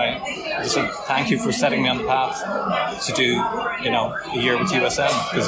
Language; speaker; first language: English; native; English